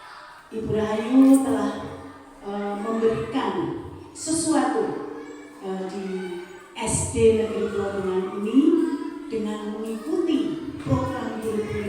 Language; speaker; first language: Indonesian; non-native, local second language; Javanese